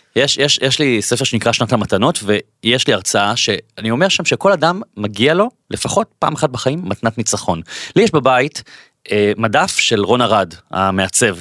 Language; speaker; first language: Hebrew; native; Hebrew